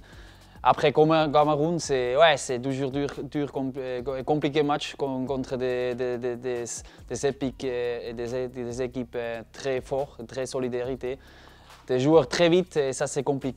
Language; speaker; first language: French; non-native, learner; German